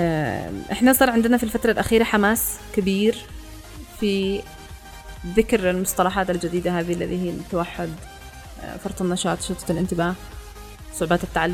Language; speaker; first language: Arabic; native; Arabic